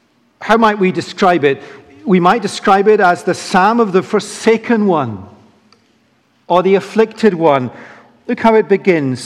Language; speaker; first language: English; native; English